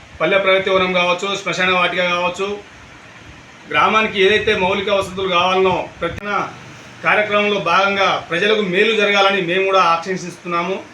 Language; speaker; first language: Telugu; non-native, local second language; Lambadi